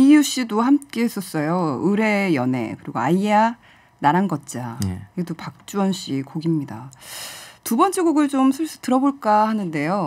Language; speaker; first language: Korean; native; Korean